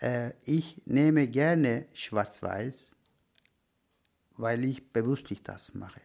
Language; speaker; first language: German; non-native, learner; Turkish